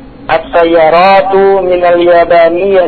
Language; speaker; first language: Arabic; non-native, learner; Indonesian